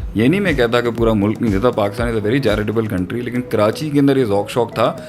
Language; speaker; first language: Urdu; native; Urdu